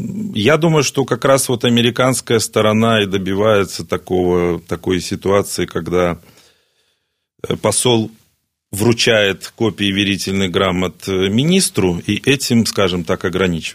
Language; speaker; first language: Russian; native; Russian